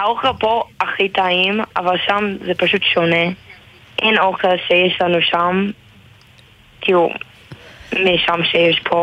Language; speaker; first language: Hebrew; non-native, learner; English